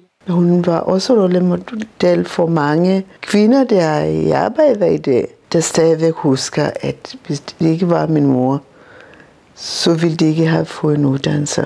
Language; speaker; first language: Danish; non-native, local second language; Masai